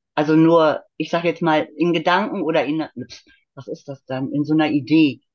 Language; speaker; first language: German; native; German